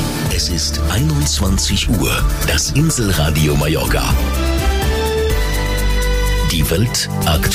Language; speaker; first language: German; native; German